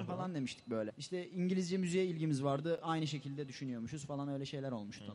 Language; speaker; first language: Turkish; native; Turkish